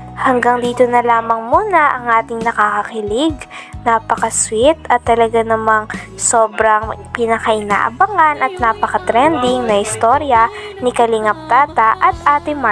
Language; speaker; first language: Filipino; native; Filipino